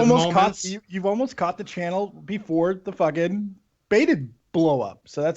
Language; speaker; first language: English; native; English